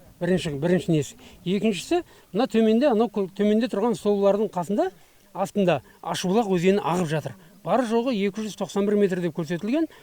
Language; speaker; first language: Kazakh; native; Kazakh